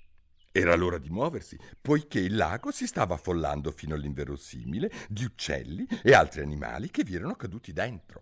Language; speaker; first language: Italian; native; Italian